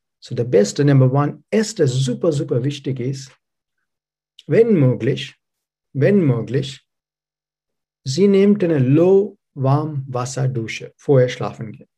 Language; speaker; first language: German; non-native, learner; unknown